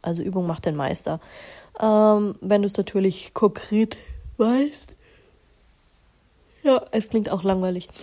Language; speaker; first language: German; native; German